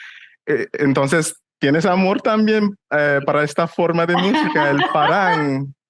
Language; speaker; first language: Spanish; non-native, fluent; English